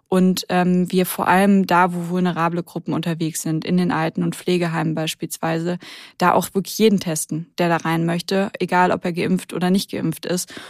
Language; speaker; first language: German; native; German